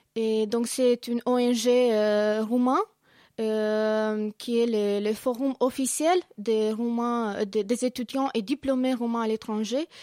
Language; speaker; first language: French; non-native, fluent; Romanian